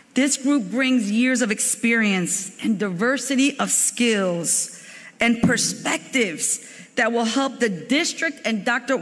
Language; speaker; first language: English; native; English